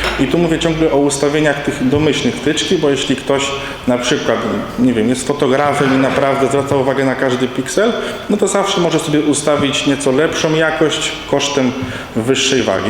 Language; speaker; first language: Polish; native; Polish